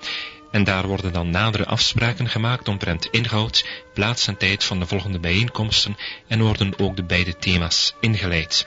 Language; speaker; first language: Dutch; native; Dutch